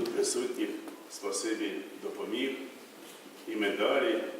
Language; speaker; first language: Ukrainian; native; Ukrainian